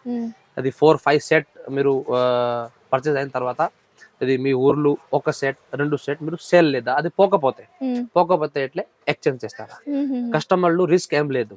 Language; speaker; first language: Telugu; non-native, local second language; Hindi